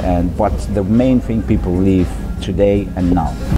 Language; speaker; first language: English; non-native, fluent; Russian